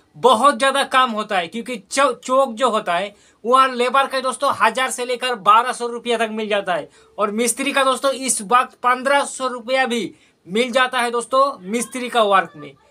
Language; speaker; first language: Hindi; non-native, local second language; Bangla